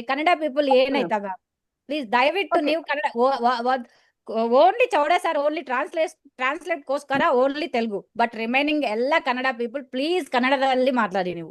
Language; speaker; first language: Kannada; non-native, learner; Telugu